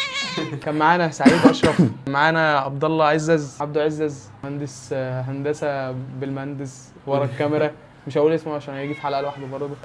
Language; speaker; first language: Arabic; native; Arabic